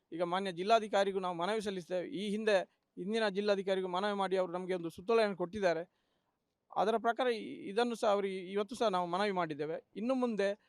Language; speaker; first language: Kannada; non-native, local second language; Tulu